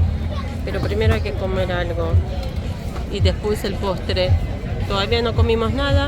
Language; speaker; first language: Spanish; non-native, fluent; Russian